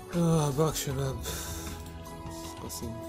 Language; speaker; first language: Arabic; native; Arabic